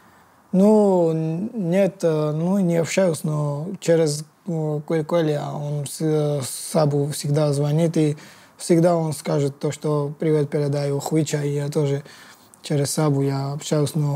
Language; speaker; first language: Russian; non-native, learner; Georgian